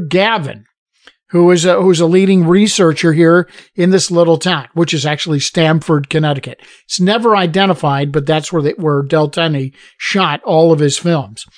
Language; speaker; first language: English; native; English